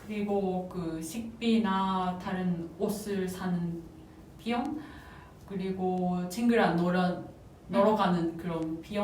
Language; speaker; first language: Korean; non-native, fluent; Japanese